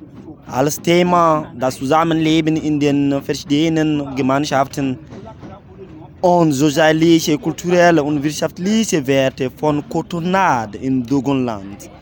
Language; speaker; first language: German; non-native, fluent; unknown